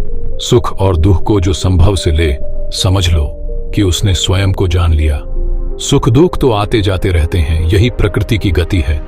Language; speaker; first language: Hindi; native; Hindi